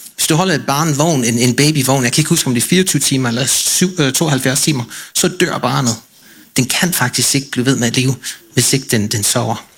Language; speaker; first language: Danish; non-native, fluent; English